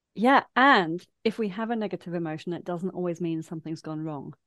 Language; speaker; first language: English; native; English